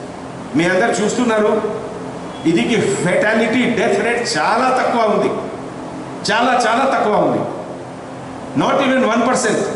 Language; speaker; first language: Telugu; non-native, fluent; Hindi